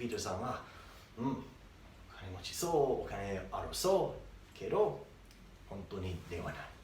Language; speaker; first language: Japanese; non-native, learner; English